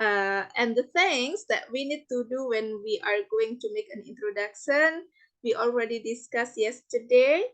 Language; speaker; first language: English; non-native, fluent; Indonesian